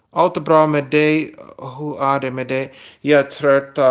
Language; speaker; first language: Swedish; non-native, learner; English